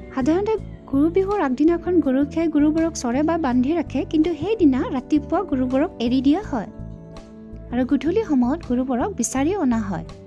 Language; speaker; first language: Assamese; non-native, local second language; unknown